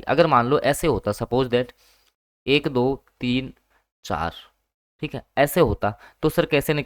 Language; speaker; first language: Hindi; native; Hindi